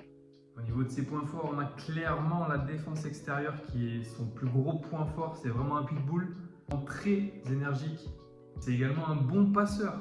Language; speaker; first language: French; native; French